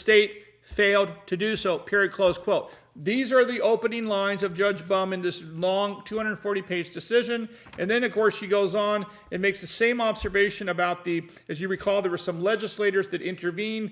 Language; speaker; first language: English; native; English